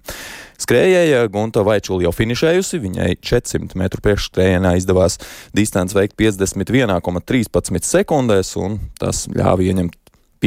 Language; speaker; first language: Latvian; native; Latvian